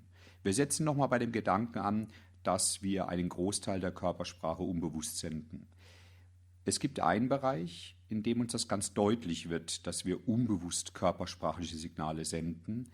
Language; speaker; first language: German; native; German